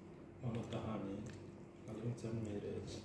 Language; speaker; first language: Arabic; non-native, learner; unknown